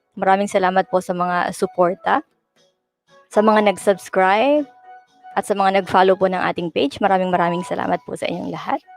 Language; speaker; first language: Filipino; native; Filipino